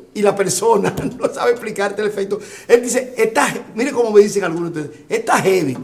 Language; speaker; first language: Spanish; native; Spanish